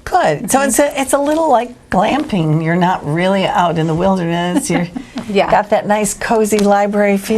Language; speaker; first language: English; native; English